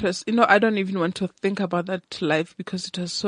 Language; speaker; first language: English; non-native, local second language; Northern Sotho